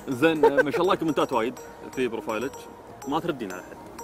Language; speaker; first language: Arabic; native; Arabic